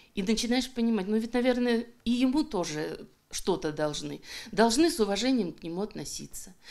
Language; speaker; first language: Russian; native; Russian